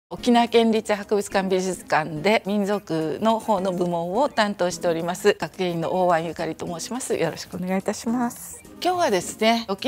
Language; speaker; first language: Japanese; native; Japanese